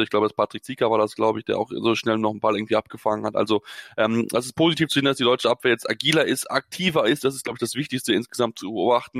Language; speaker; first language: German; native; German